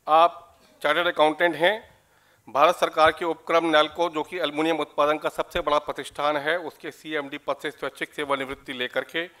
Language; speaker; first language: Hindi; native; Hindi